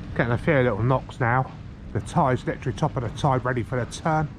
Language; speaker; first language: English; native; English